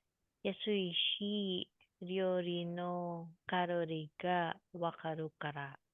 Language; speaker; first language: Japanese; non-native, learner; Filipino